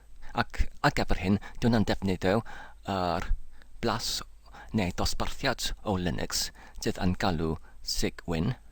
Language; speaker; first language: Welsh; non-native, learner; English